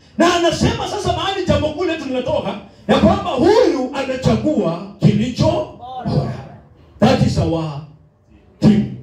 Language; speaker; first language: Swahili; non-native, local second language; Luyia